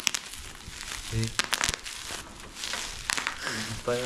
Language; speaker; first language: Japanese; early bilingual, other home language; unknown